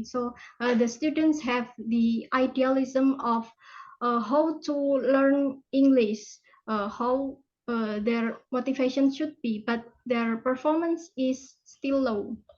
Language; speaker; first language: English; non-native, fluent; Indonesian